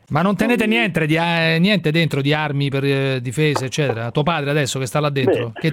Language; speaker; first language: Italian; native; Italian